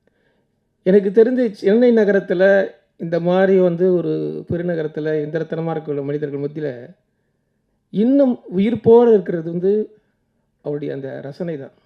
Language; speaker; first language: Tamil; native; Tamil